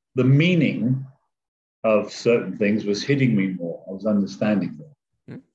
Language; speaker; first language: English; native; English